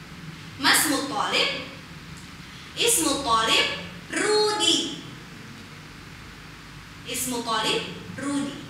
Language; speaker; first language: Arabic; non-native, fluent; Indonesian